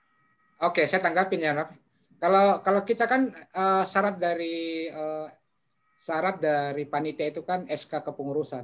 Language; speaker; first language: Indonesian; native; Indonesian